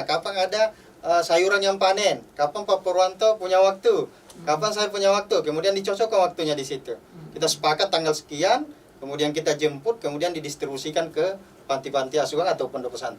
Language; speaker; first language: Indonesian; native; Indonesian